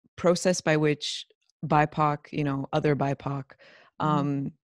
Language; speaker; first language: English; native; English